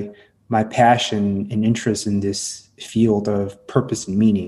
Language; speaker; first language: English; early bilingual, other home language; Hmong